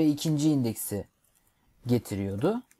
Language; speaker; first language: Turkish; native; Turkish